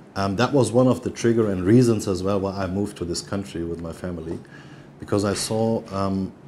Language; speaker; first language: English; non-native, fluent; German